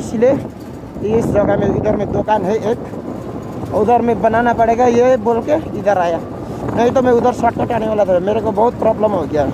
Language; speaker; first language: Hindi; non-native, learner; Nepali